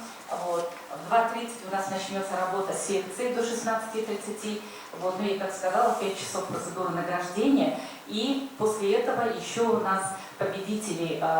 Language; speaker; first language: Russian; native; Russian